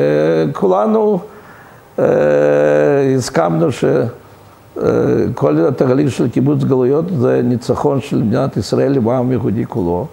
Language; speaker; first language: Hebrew; non-native, fluent; Russian